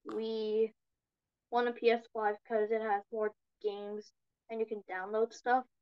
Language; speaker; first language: English; non-native, learner; Korean